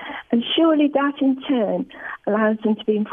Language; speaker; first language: English; native; English